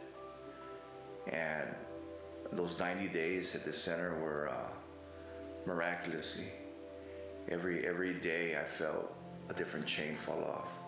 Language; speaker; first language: English; native; English